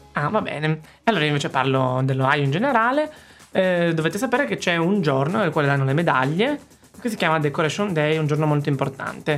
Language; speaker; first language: Italian; native; Italian